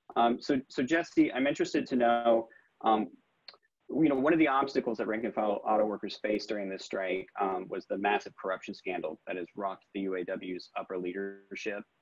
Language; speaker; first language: English; native; English